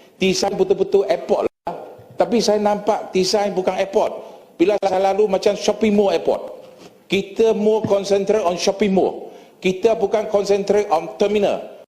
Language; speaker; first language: Malay; native; Malay